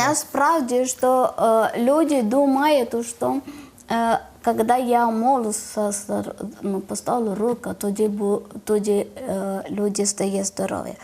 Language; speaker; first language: Ukrainian; non-native, learner; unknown